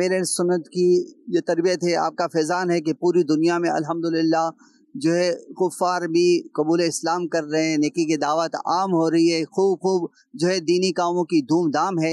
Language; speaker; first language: Urdu; native; Urdu